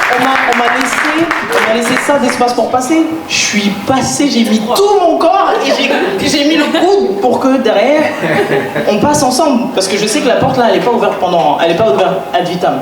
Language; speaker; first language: French; native; French